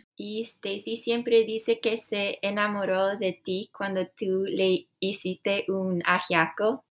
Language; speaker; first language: Spanish; early bilingual, heritage; Spanish